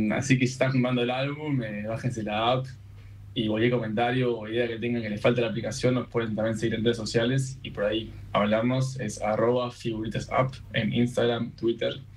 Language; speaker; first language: Spanish; native; Spanish